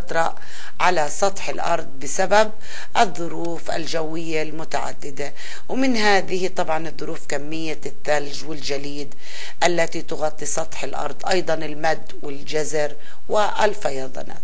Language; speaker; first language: Arabic; native; Arabic